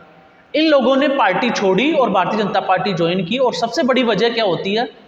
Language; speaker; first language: Hindi; native; Hindi